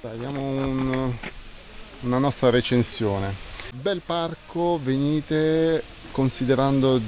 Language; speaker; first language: Italian; native; Italian